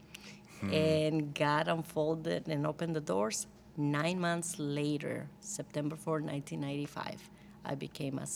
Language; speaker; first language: English; non-native, fluent; Spanish